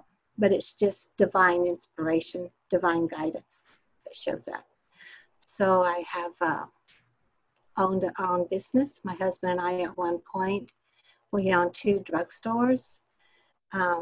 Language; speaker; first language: English; native; English